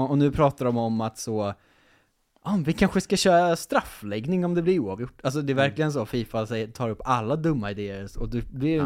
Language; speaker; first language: Swedish; native; Swedish